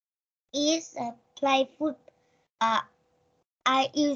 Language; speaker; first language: English; non-native, learner; Vietnamese